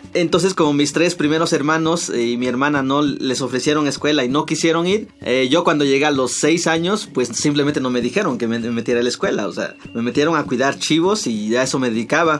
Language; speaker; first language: Spanish; non-native, local second language; Nahuatl languages